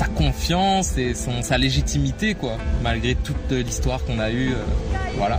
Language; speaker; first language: French; native; French